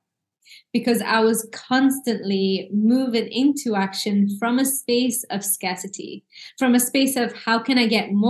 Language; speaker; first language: English; early bilingual, other home language; Arabic